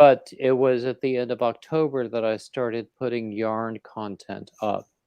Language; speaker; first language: English; native; English